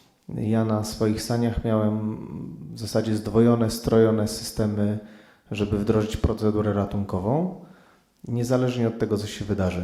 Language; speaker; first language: Polish; native; Polish